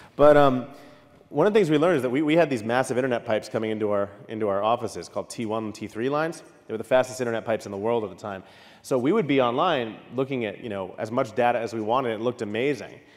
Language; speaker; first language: English; native; English